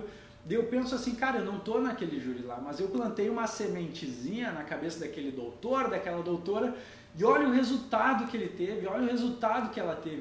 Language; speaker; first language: Portuguese; native; Portuguese